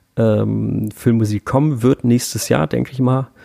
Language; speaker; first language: German; native; German